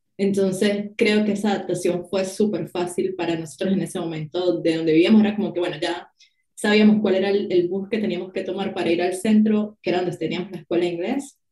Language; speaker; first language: Spanish; native; Spanish